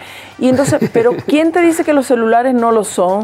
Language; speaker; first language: Spanish; native; Spanish